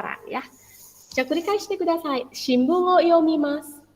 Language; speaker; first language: Japanese; non-native, fluent; Indonesian